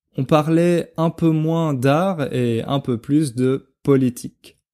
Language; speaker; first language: French; native; French